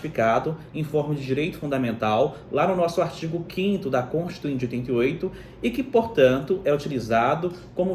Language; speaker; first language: Portuguese; native; Portuguese